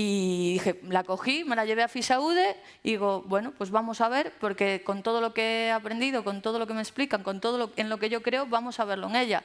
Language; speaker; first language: Spanish; native; Spanish